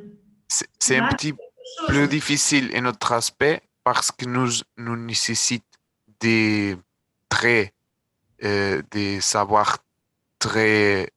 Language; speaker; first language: French; non-native, learner; Portuguese